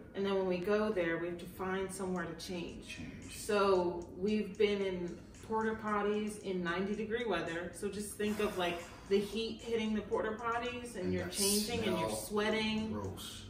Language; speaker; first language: English; native; English